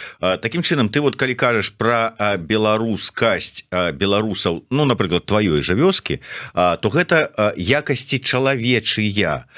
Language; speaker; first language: Belarusian; non-native, local second language; Russian